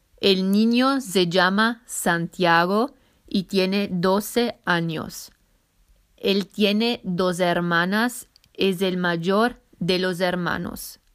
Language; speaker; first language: Spanish; non-native, fluent; German